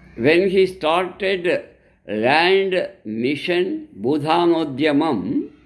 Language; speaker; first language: English; non-native, local second language; Telugu